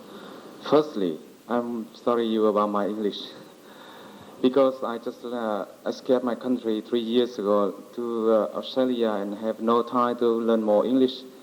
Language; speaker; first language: English; non-native, learner; Vietnamese